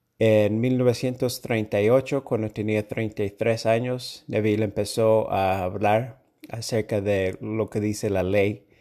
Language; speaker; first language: Spanish; non-native, learner; English